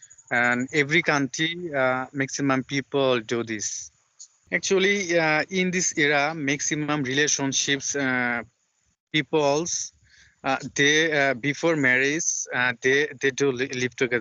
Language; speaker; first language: English; non-native, fluent; Bangla